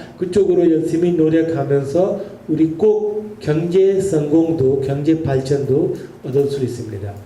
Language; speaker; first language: Korean; non-native, learner; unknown